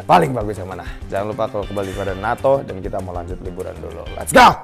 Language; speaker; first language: Indonesian; native; Indonesian